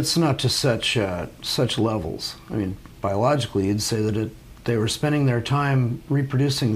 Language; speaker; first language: English; native; English